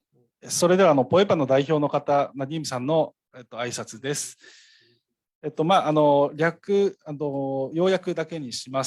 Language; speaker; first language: Japanese; native; Japanese